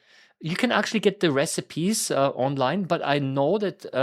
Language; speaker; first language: English; non-native, fluent; German